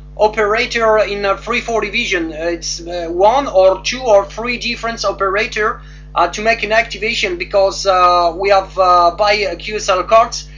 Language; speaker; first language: English; non-native, learner; French